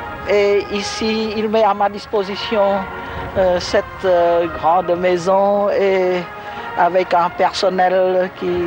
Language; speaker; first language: French; non-native, local second language; Khmer